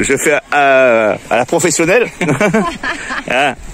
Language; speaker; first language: French; native; French